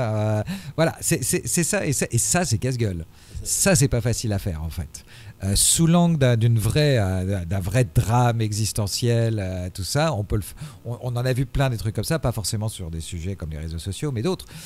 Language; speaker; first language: French; native; French